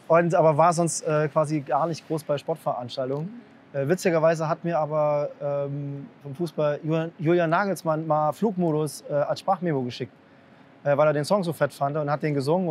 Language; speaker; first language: German; native; German